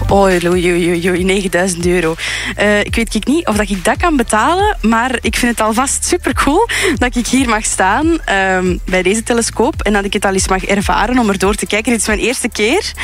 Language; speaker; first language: Dutch; native; Dutch